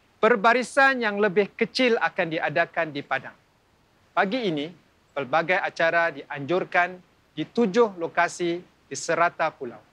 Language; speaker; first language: Malay; native; Malay